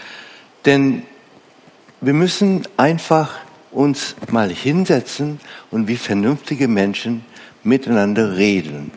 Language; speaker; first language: German; non-native, fluent; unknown